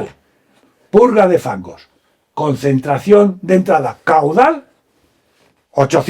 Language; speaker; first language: Spanish; native; Spanish